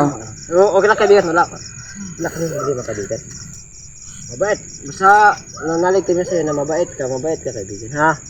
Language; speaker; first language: Filipino; non-native, local second language; Cebuano